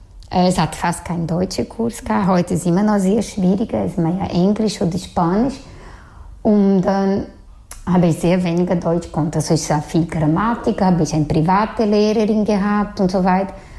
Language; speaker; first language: German; non-native, fluent; Portuguese